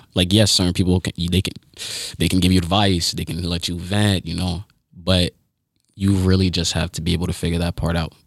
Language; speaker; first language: English; early bilingual, other home language; Haitian Creole